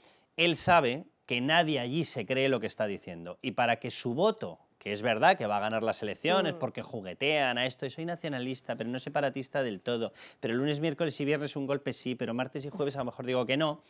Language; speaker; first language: Spanish; native; Spanish